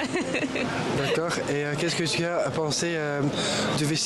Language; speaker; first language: French; non-native, local second language; Arabic